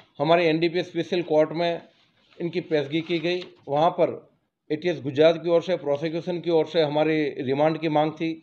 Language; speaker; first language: Hindi; non-native, local second language; Gujarati